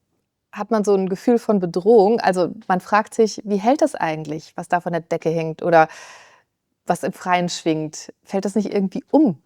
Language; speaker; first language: German; native; German